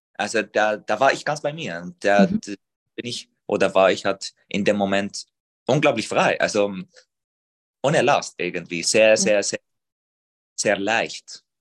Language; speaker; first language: German; non-native, fluent; Arabic